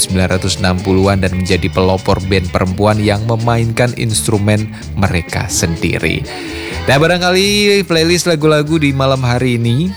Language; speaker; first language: Indonesian; native; Indonesian